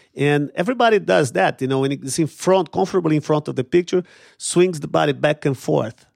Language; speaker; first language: English; non-native, fluent; Portuguese